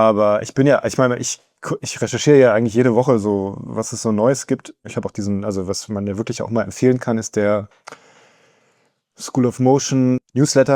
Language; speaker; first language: German; native; German